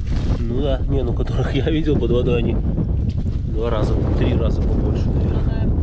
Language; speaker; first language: Russian; native; Russian